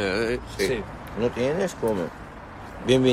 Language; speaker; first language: Spanish; non-native, learner; Arabic